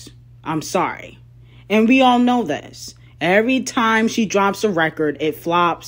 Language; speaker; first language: English; native; English